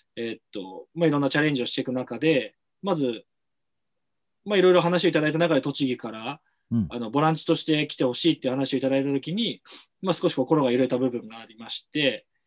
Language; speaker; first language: Japanese; native; Japanese